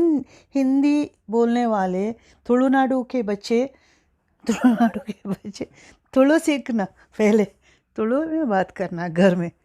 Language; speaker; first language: Hindi; non-native, local second language; Tulu